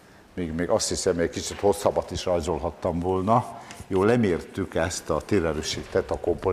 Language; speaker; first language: Hungarian; native; Hungarian